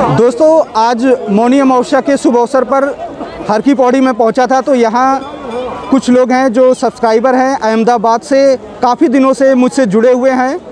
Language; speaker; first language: Hindi; native; Hindi